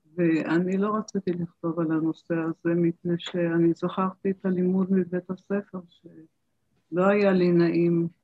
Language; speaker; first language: Hebrew; early bilingual, other home language; German